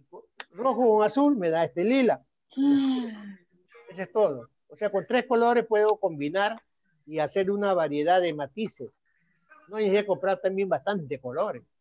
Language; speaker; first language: Spanish; native; Spanish